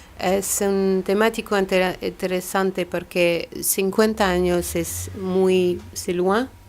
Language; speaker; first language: Spanish; non-native, learner; French